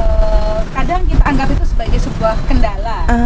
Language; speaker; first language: Indonesian; native; Indonesian